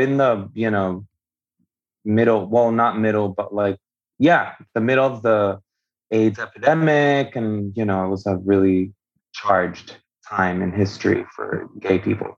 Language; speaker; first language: English; non-native, fluent; Spanish